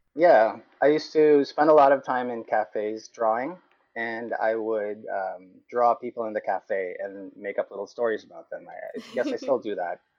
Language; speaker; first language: English; non-native, local second language; Cebuano